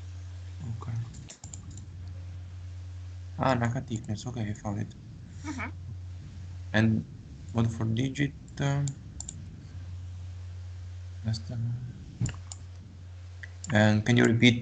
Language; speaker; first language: English; non-native, learner; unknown